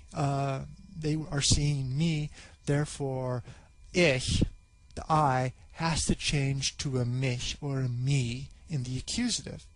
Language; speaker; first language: English; native; English